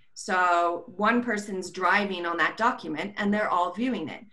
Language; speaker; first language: English; native; English